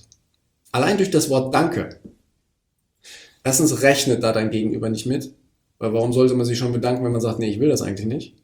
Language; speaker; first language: German; native; German